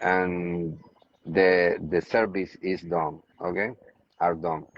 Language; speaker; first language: English; non-native, learner; Spanish